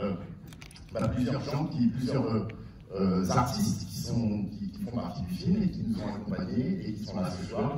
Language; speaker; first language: French; native; French